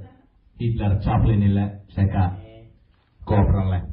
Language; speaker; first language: Finnish; native; Finnish